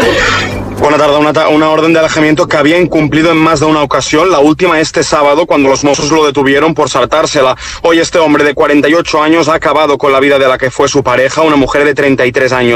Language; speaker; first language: Spanish; native; Spanish